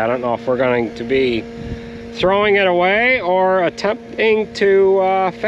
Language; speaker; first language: English; native; English